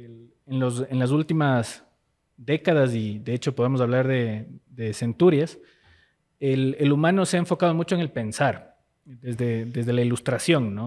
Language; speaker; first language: Spanish; native; Spanish